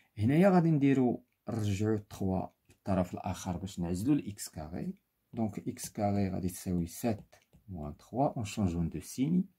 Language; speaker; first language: French; non-native, local second language; Arabic